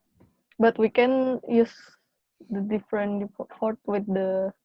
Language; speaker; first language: English; non-native, learner; Indonesian